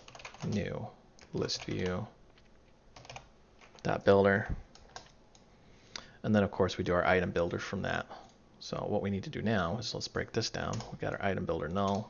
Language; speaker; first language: English; native; English